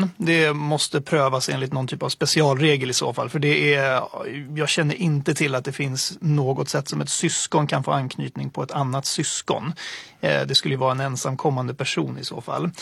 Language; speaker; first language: Swedish; native; Swedish